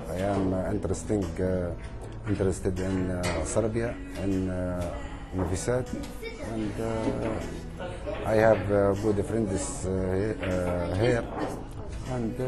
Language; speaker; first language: English; non-native, learner; Arabic